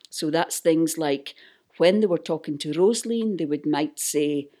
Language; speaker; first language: English; native; English